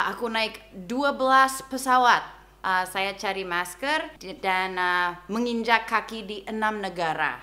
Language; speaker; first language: Indonesian; non-native, fluent; English